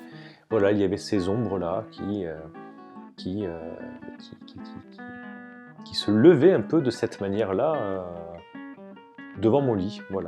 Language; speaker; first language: French; native; French